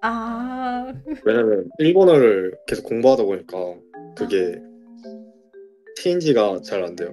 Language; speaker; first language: Korean; native; Korean